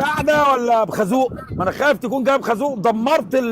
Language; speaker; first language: Arabic; native; Arabic